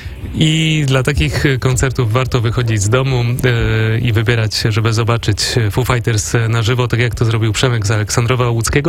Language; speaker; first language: Polish; native; Polish